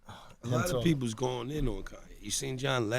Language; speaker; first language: English; native; English